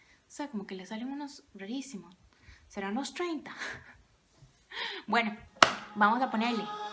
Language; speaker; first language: Spanish; native; Spanish